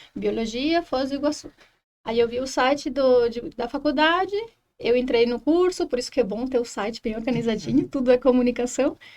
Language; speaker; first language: Portuguese; non-native, fluent; Spanish